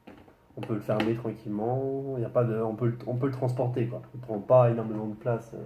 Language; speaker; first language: French; native; French